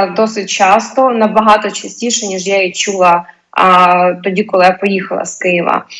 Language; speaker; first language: Ukrainian; non-native, local second language; Russian